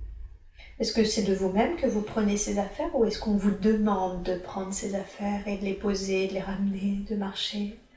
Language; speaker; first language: French; native; French